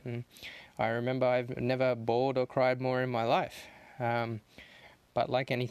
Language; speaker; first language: English; native; English